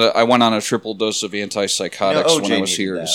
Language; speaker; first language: English; native; English